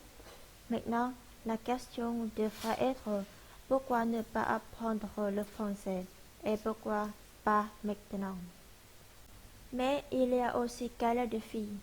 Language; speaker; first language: French; non-native, learner; Vietnamese